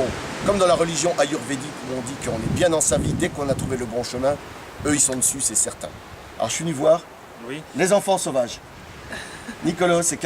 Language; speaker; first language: French; native; French